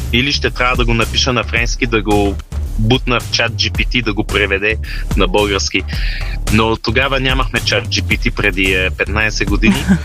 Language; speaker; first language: Bulgarian; early bilingual, heritage; Bulgarian